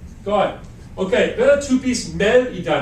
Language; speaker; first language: Danish; non-native, learner; English